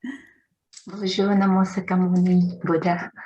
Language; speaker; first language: French; non-native, learner; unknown